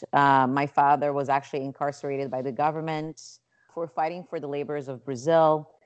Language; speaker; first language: English; non-native, fluent; Portuguese